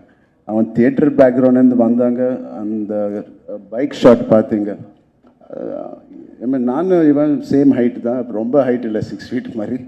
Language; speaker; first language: Tamil; non-native, local second language; Telugu